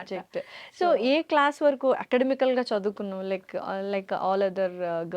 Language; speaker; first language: Telugu; native; Telugu